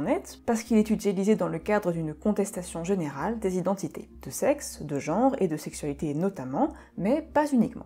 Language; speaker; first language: French; native; French